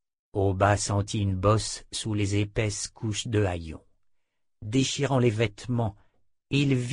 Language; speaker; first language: French; native; French